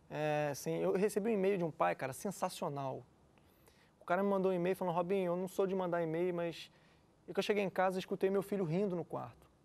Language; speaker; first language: Portuguese; native; Portuguese